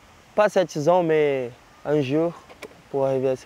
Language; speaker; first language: French; non-native, learner; Portuguese